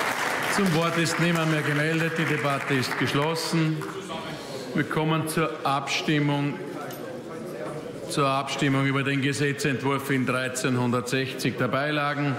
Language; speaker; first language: German; native; German